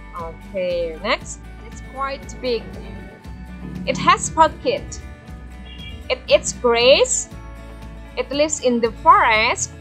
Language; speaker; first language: English; non-native, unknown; Indonesian